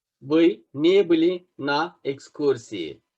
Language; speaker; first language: Russian; non-native, fluent; Turkish